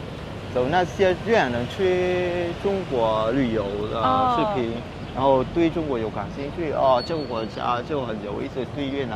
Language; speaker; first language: Chinese; non-native, fluent; Vietnamese